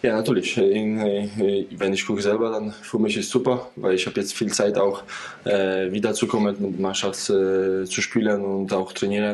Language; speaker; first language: German; non-native, fluent; Polish